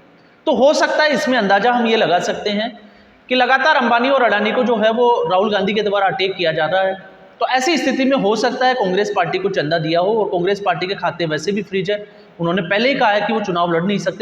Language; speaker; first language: Hindi; native; Hindi